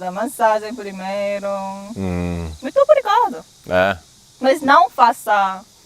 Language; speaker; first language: Portuguese; non-native, fluent; Korean